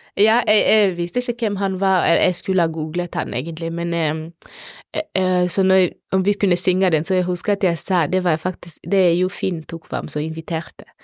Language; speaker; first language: Norwegian; non-native, fluent; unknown